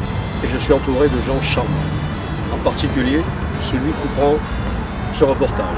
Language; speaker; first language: French; native; French